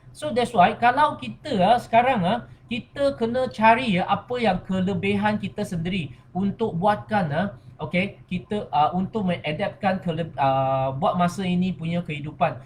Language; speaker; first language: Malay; non-native, local second language; Chinese